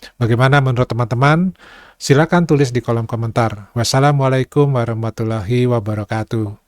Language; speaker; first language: Indonesian; native; Indonesian